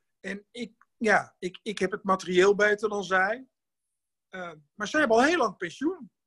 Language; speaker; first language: Dutch; native; Dutch